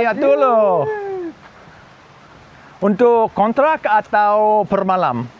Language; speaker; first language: Indonesian; non-native, fluent; English